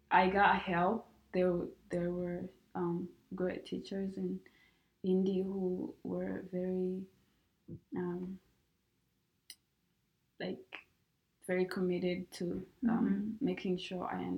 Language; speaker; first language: English; non-native, local second language; Kinyarwanda